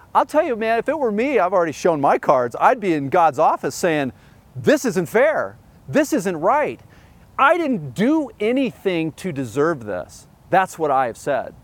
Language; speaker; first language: English; early bilingual, other home language; Dutch